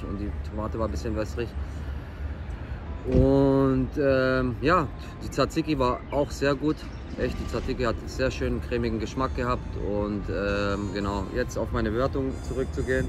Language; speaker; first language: German; native; German